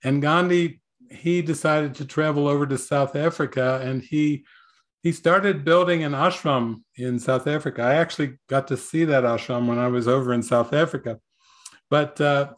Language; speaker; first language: English; native; English